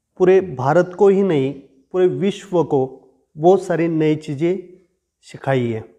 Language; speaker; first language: Hindi; non-native, local second language; Marathi